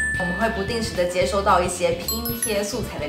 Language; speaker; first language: Chinese; native; Chinese